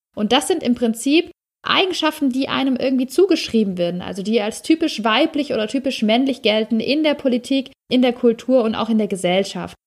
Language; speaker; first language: German; native; German